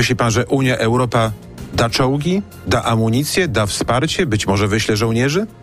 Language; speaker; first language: Polish; native; Polish